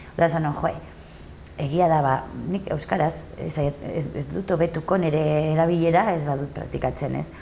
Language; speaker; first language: Basque; non-native, local second language; Spanish